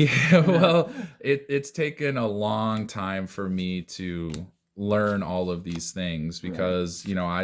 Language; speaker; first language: English; native; English